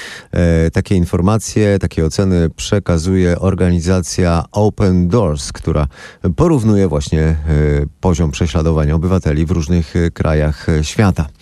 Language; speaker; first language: Polish; native; Polish